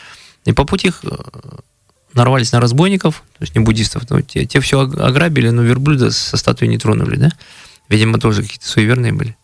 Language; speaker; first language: Russian; native; Russian